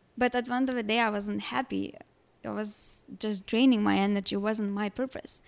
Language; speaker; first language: English; non-native, fluent; Lithuanian